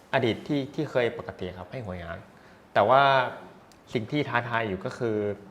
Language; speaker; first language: Thai; native; Thai